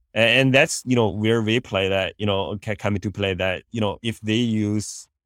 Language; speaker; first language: English; non-native, fluent; Chinese